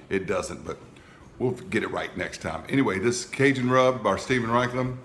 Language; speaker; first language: English; native; English